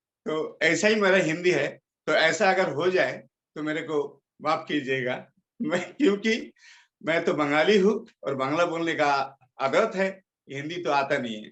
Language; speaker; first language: Hindi; non-native, local second language; Bangla